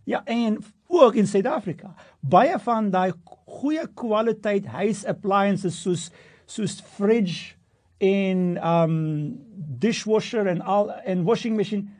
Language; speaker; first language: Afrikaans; non-native, fluent; Turkish